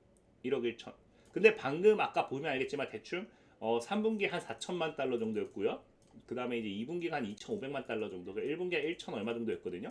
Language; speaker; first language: Korean; native; Korean